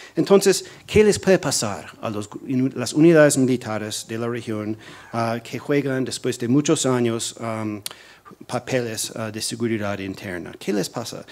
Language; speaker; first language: Spanish; non-native, fluent; English